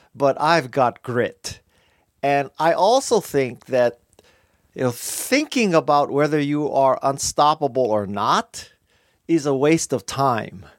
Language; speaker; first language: English; native; English